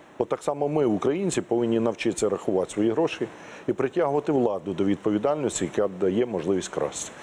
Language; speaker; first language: Ukrainian; native; Ukrainian